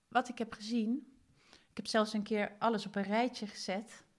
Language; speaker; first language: Dutch; non-native, fluent; Swedish